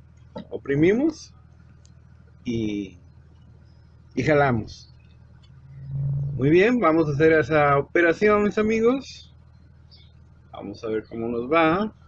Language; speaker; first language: Spanish; native; Spanish